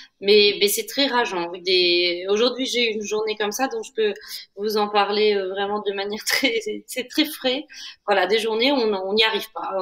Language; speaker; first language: French; native; French